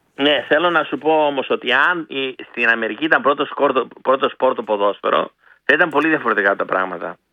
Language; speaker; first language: Greek; early bilingual, heritage; Greek